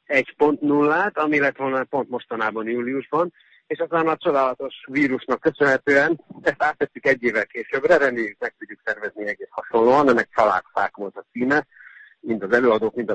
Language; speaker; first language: Hungarian; native; Hungarian